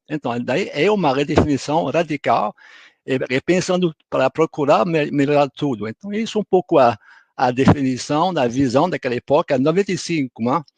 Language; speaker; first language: Portuguese; non-native, fluent; French